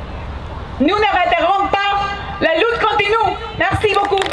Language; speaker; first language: French; non-native, fluent; Spanish